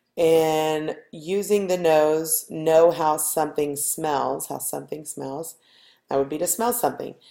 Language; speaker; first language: English; native; English